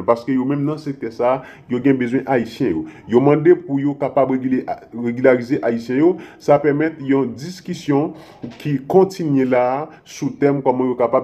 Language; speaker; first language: Haitian Creole; native; Haitian Creole